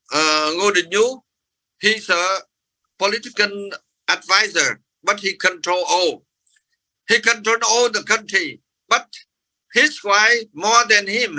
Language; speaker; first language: English; non-native, fluent; Vietnamese